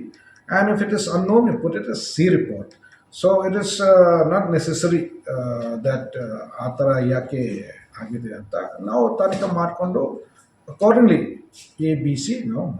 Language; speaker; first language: Kannada; non-native, fluent; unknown